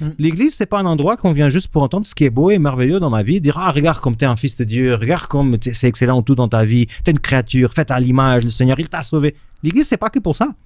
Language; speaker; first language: French; non-native, fluent; Portuguese